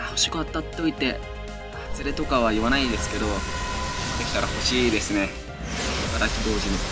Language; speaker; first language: Japanese; native; Japanese